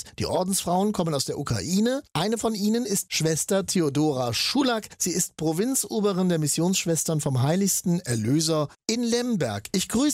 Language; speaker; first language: German; native; German